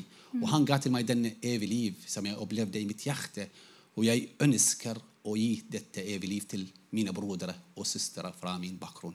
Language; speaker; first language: Norwegian; non-native, fluent; Arabic